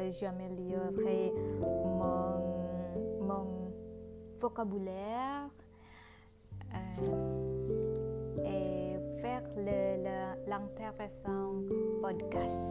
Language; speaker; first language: French; non-native, learner; Indonesian